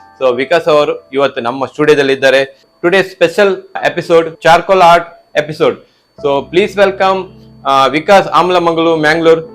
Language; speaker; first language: Kannada; native; Kannada